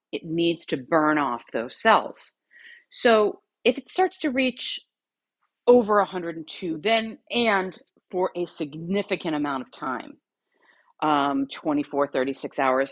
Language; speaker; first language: English; native; English